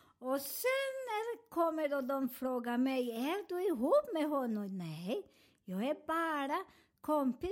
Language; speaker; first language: Swedish; non-native, fluent; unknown